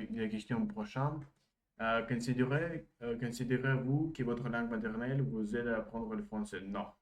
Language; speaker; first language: French; non-native, learner; Russian